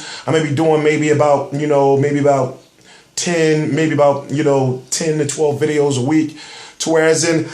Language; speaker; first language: English; native; English